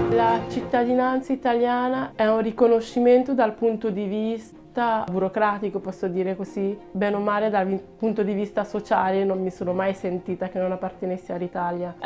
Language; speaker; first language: Italian; early bilingual, other home language; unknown